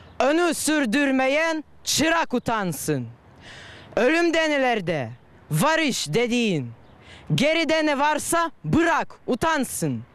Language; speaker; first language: Turkish; non-native, learner; Russian